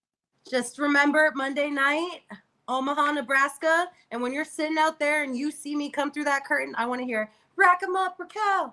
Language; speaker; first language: English; native; English